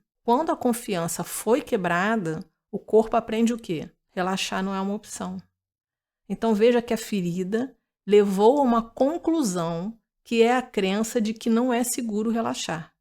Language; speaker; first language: Portuguese; native; Portuguese